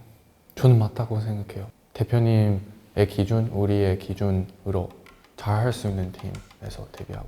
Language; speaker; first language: Korean; non-native, learner; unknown